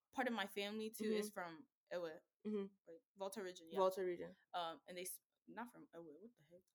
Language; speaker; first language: English; native; English